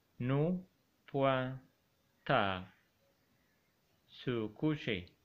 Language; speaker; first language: French; non-native, fluent; Arabic